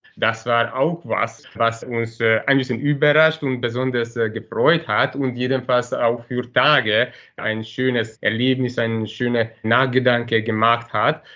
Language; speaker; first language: German; non-native, fluent; Hungarian